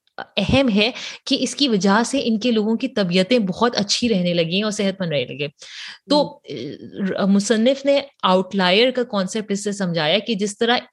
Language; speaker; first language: Urdu; native; Urdu